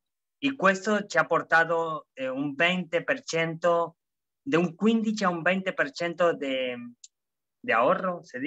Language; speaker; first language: Italian; non-native, fluent; Spanish